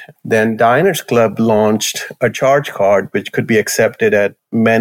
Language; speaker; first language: English; non-native, local second language; Hindi